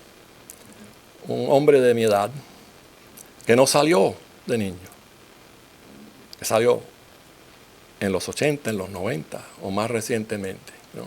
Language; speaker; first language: Spanish; native; Spanish